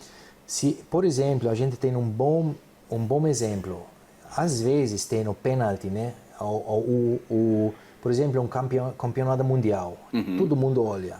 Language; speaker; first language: Portuguese; non-native, fluent; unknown